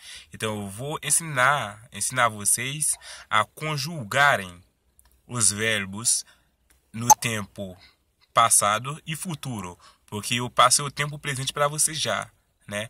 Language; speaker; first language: Portuguese; non-native, learner; Haitian Creole